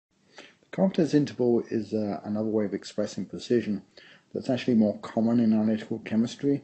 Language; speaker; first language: English; native; English